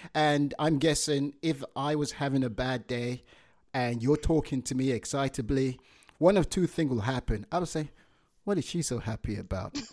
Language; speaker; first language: English; non-native, local second language; Yoruba